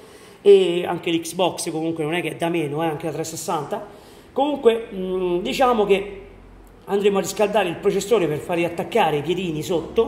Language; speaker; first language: Italian; native; Italian